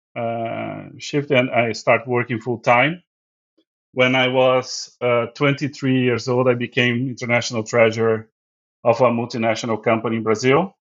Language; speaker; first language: English; non-native, fluent; Portuguese